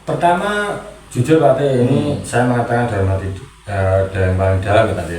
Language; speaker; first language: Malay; non-native, local second language; Javanese